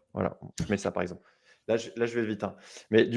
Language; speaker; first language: French; native; French